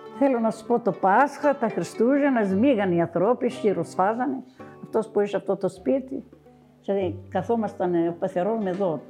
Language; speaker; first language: Greek; native; Greek